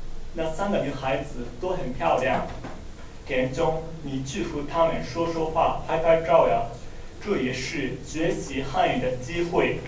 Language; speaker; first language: Chinese; non-native, learner; Japanese